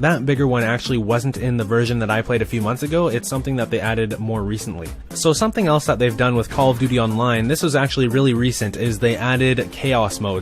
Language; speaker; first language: English; native; English